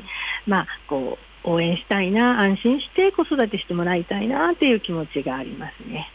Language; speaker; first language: Japanese; native; Japanese